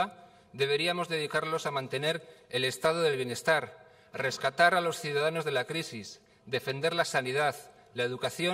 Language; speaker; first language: Spanish; native; Spanish